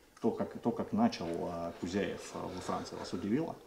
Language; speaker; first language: Russian; native; Russian